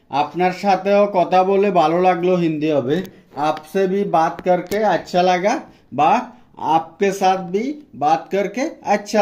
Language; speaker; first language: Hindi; non-native, learner; Bangla